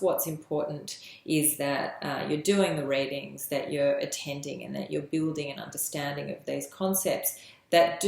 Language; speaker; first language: English; native; English